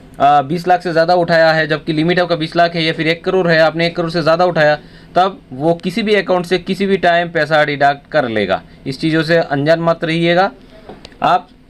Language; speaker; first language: Hindi; non-native, local second language; Bangla